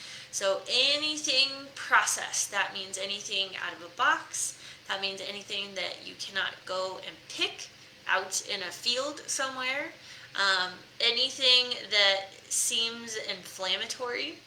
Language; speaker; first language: English; native; English